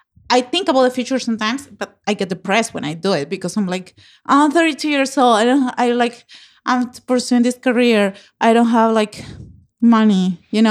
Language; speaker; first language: English; non-native, fluent; Spanish